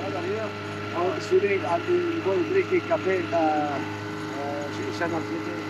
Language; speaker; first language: English; non-native, learner; Arabic